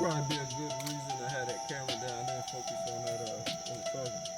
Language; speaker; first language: English; native; English